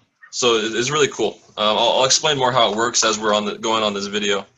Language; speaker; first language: English; native; English